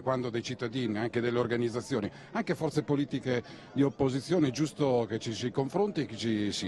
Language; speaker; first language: Italian; native; Italian